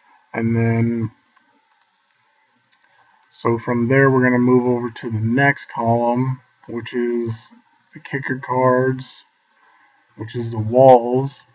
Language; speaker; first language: English; native; English